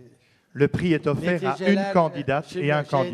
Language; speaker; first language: French; native; French